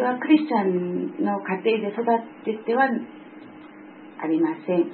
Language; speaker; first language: Japanese; non-native, fluent; Korean